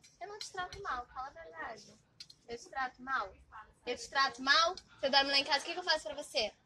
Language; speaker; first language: Portuguese; native; Portuguese